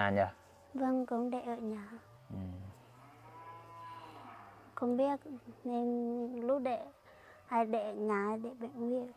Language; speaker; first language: Vietnamese; non-native, local second language; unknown